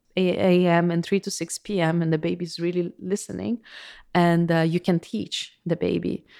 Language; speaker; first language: English; non-native, fluent; Portuguese